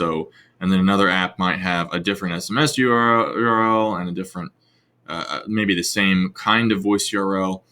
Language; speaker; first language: English; native; English